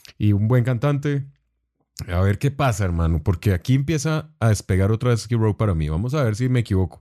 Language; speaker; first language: Spanish; native; Spanish